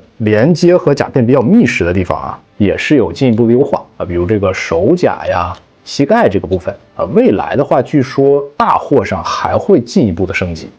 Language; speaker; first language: Chinese; native; Chinese